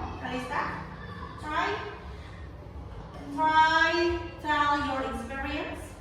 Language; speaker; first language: English; non-native, local second language; Indonesian